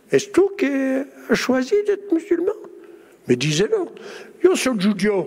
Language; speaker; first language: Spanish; early bilingual, heritage; Spanish